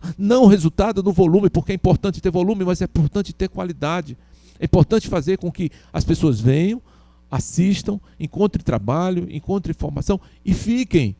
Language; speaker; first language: Portuguese; native; Portuguese